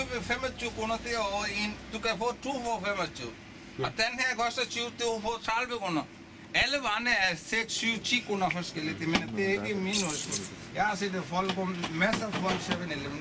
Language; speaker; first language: Danish; non-native, learner; Bangla